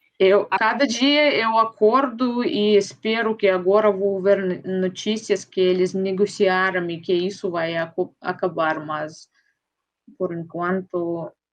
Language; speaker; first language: Portuguese; non-native, fluent; Russian